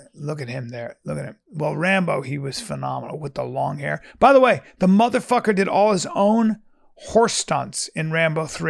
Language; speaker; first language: English; early bilingual, other home language; French